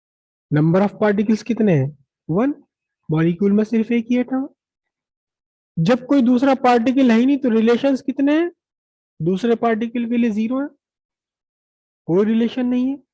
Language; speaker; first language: Hindi; native; Hindi